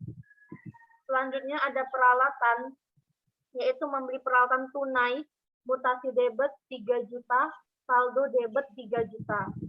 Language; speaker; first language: Indonesian; native; Indonesian